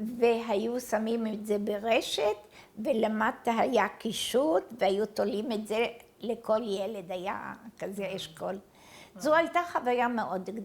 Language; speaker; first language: Hebrew; early bilingual, other home language; Arabic